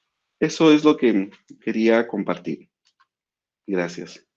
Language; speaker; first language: Spanish; native; Spanish